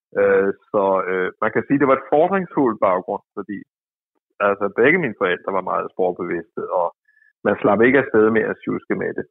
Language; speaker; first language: Danish; native; Danish